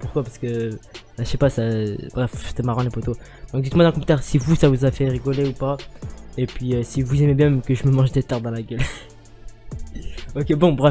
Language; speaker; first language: French; native; French